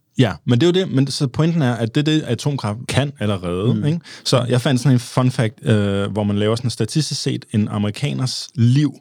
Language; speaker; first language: Danish; early bilingual, other home language; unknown